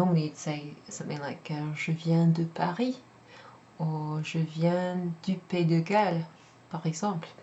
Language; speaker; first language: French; non-native, fluent; English